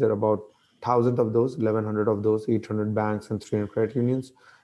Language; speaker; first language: English; non-native, local second language; Hindi